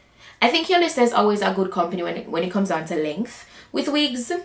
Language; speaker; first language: English; native; English